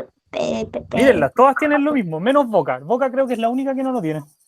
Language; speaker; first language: Spanish; native; Spanish